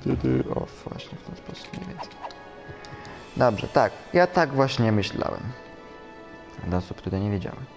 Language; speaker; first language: Polish; native; Polish